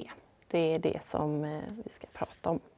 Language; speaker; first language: Swedish; native; Swedish